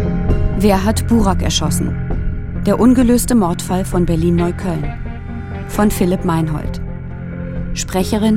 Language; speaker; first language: German; native; German